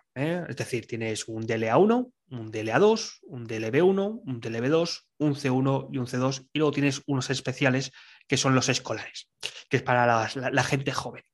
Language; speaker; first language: Spanish; native; Spanish